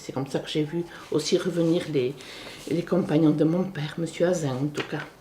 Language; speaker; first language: French; early bilingual, other home language; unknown